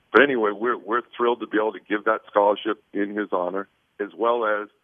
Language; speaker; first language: English; native; English